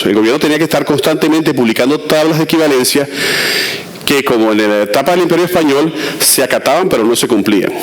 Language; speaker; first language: Spanish; native; Spanish